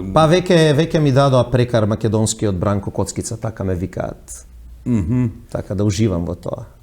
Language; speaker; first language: Macedonian; early bilingual, heritage; Macedonian